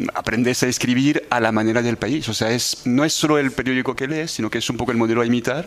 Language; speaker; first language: Spanish; non-native, fluent; French